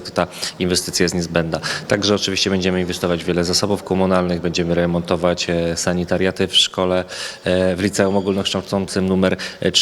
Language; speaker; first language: Polish; native; Polish